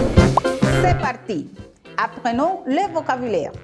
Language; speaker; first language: French; non-native, fluent; Spanish